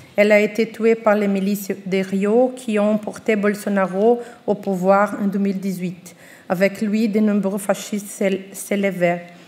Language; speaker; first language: French; non-native, fluent; Portuguese